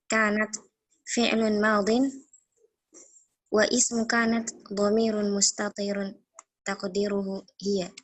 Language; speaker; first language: Arabic; non-native, learner; Indonesian